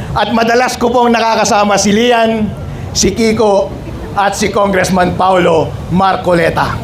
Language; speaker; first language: Filipino; non-native, local second language; Iloko